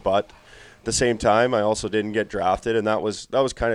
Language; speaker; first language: English; native; English